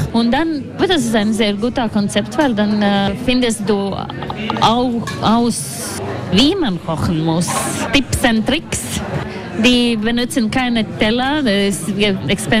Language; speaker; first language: German; non-native, fluent; Latvian